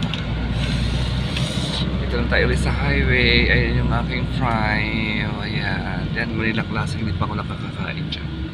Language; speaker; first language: Filipino; native; Filipino